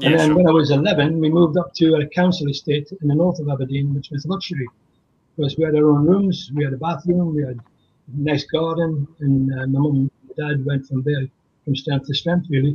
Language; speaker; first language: English; native; English